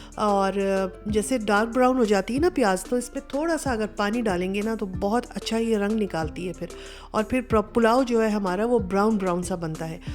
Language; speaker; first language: Urdu; native; Urdu